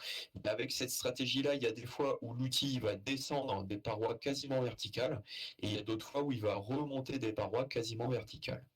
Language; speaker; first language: French; native; French